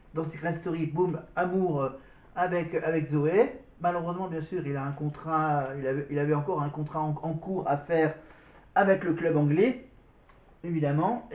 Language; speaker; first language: French; native; French